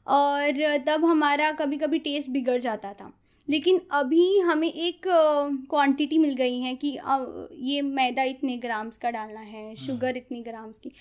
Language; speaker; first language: Hindi; non-native, local second language; Konkani